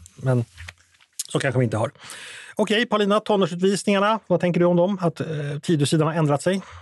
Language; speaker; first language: Swedish; native; Swedish